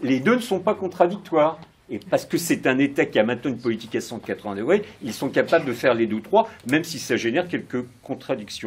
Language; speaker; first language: French; native; French